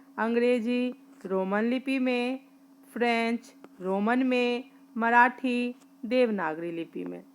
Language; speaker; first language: Hindi; native; Hindi